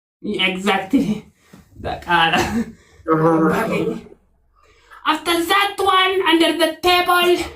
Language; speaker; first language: English; non-native, learner; Oromo